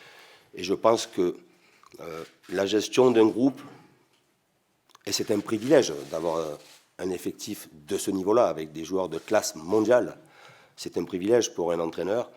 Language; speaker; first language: French; native; French